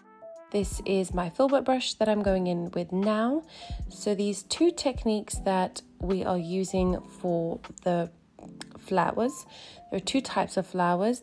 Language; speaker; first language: English; native; English